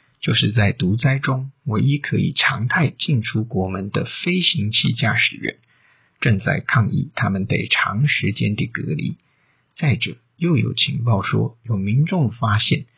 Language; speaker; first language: Chinese; native; Chinese